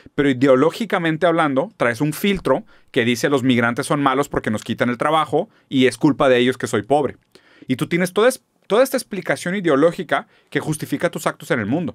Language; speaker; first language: Spanish; non-native, fluent; German